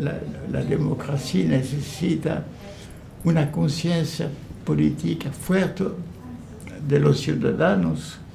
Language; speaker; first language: Spanish; non-native, fluent; French